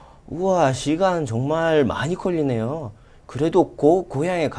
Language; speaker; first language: Korean; non-native, fluent; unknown